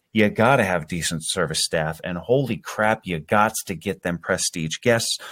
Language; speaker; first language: English; native; English